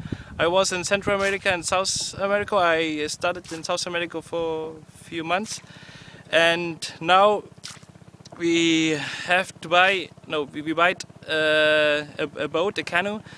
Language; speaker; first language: English; non-native, learner; German